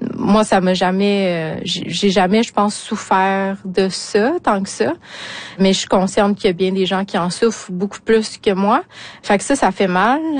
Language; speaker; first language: French; native; French